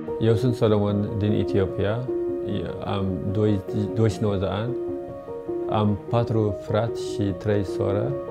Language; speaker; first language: Romanian; non-native, learner; Tigrinya